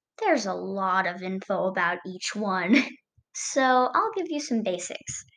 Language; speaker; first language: English; native; English